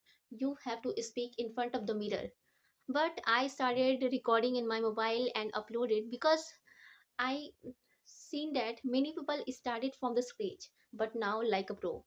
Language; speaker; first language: English; non-native, learner; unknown